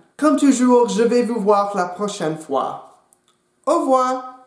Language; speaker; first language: French; non-native, local second language; English